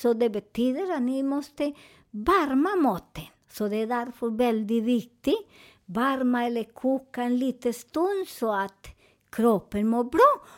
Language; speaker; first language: Swedish; non-native, fluent; Spanish